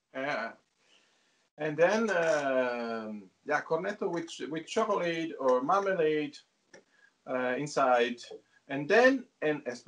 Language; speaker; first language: English; non-native, learner; Italian